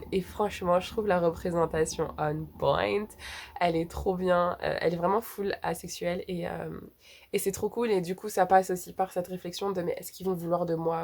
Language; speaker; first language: French; native; French